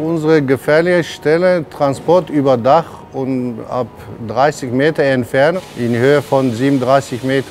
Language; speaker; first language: German; non-native, learner; Polish